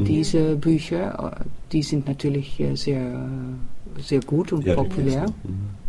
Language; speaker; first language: German; non-native, learner; Dutch